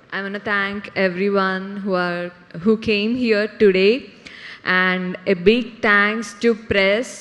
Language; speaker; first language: English; non-native, local second language; Telugu